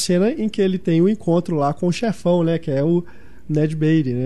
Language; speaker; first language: Portuguese; native; Portuguese